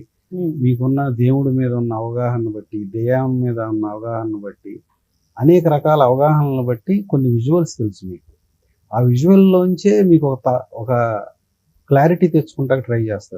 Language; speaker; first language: Telugu; native; Telugu